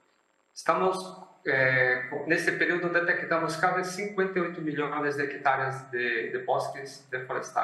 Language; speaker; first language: Spanish; non-native, fluent; Portuguese